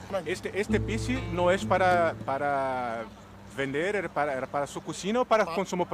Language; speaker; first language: Spanish; non-native, fluent; Portuguese